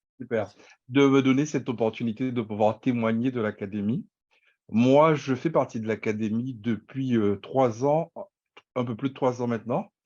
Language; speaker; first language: French; native; French